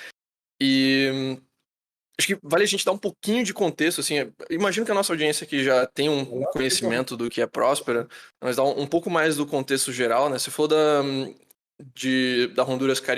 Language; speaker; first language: Portuguese; native; Portuguese